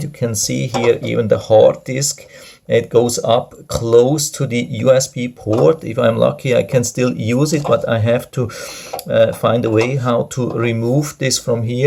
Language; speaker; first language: English; non-native, fluent; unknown